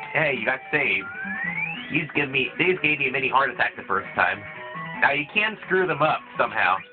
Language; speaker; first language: English; native; English